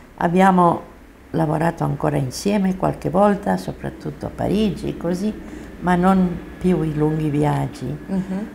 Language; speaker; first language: Italian; non-native, fluent; Catalan